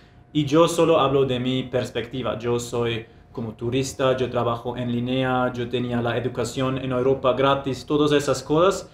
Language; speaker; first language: Spanish; non-native, fluent; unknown